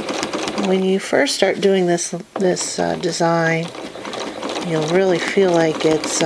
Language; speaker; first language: English; native; English